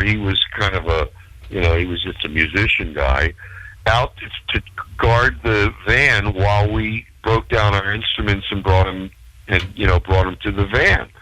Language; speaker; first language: English; native; English